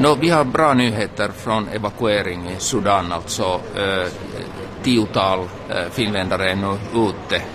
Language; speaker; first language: Swedish; non-native, local second language; Finnish